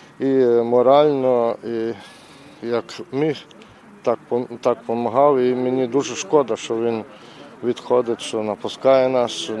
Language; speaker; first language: Ukrainian; early bilingual, heritage; Ukrainian